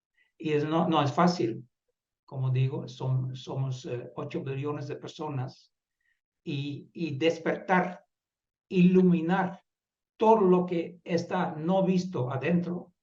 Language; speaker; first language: Spanish; non-native, fluent; Dutch